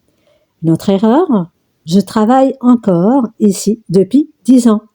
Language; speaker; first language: French; non-native, local second language; Arabic